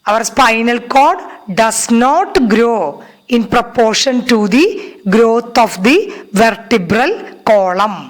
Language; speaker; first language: English; non-native, local second language; Malayalam